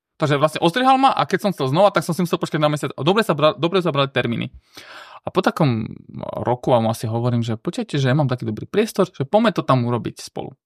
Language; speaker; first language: Slovak; early bilingual, other home language; Armenian